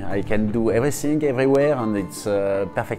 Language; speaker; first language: English; non-native, learner; French